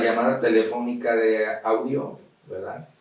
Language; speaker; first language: Spanish; native; Spanish